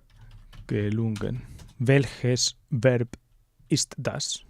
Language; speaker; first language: German; non-native, learner; English